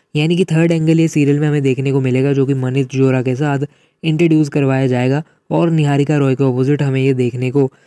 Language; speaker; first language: Hindi; native; Hindi